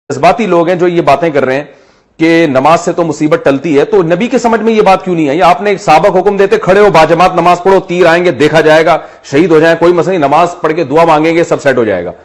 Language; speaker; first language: Urdu; native; Urdu